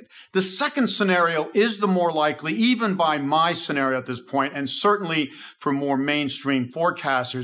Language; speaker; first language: English; native; English